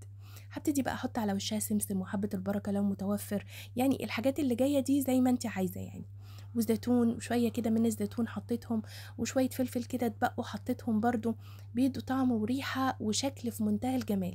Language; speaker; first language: Arabic; native; Arabic